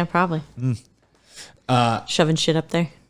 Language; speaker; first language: English; native; English